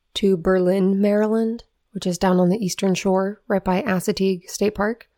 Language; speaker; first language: English; native; English